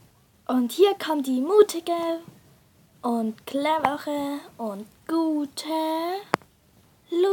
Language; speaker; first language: German; native; German